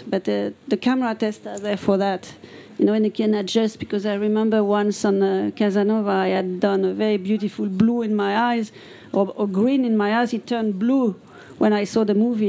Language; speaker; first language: English; non-native, fluent; French